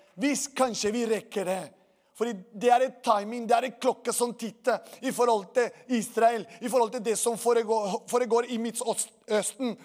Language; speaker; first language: Norwegian; non-native, fluent; Portuguese